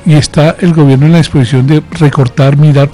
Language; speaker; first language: Spanish; native; Spanish